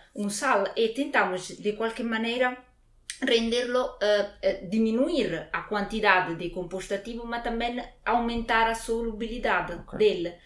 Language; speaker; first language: Portuguese; non-native, fluent; Italian